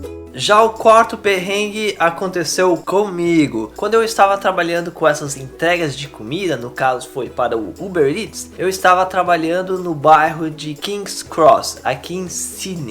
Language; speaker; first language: Portuguese; native; Portuguese